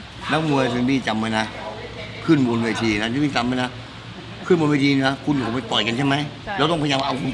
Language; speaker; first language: Thai; native; Thai